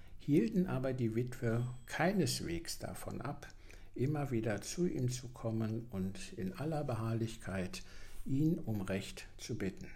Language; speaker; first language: German; native; German